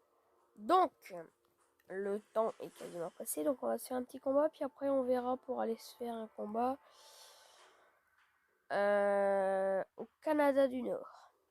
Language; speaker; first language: French; native; French